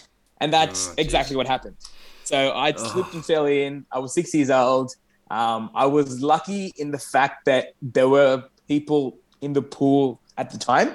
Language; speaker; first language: English; non-native, local second language; Arabic